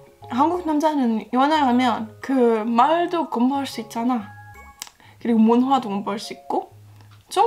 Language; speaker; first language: Korean; non-native, fluent; Estonian